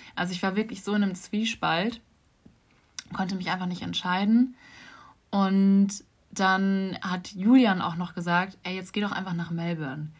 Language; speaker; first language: German; native; German